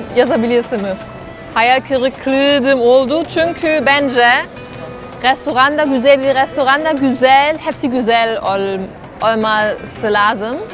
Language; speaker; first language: Turkish; non-native, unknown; German